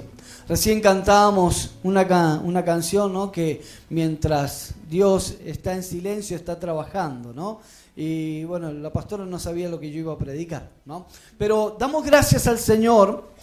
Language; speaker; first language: Spanish; native; Spanish